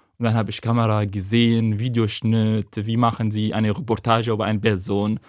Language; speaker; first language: German; non-native, fluent; Arabic